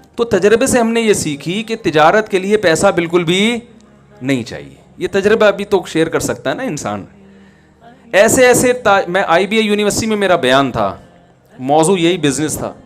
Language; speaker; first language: Urdu; native; Urdu